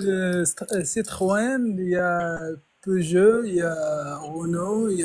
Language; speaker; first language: French; non-native, fluent; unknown